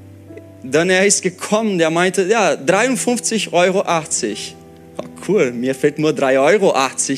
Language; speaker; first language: German; non-native, fluent; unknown